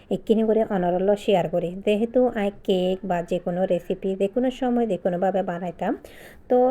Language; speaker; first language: Bangla; native; Bangla